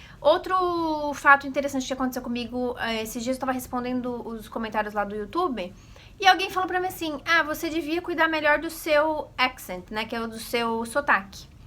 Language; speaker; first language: Portuguese; native; Portuguese